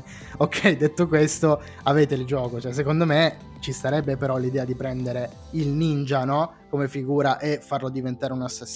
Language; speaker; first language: Italian; native; Italian